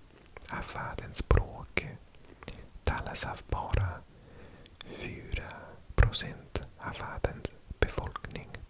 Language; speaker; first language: Swedish; non-native, learner; English